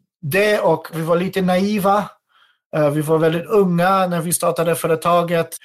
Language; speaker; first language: Swedish; non-native, fluent; French